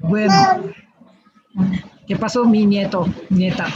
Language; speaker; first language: Spanish; non-native, fluent; Japanese